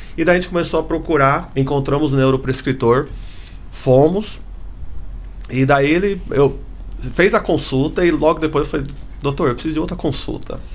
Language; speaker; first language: Portuguese; early bilingual, heritage; Portuguese